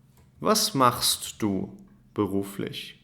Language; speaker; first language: German; non-native, fluent; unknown